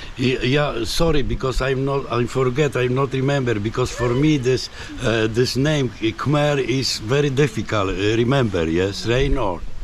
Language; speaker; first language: English; non-native, learner; Polish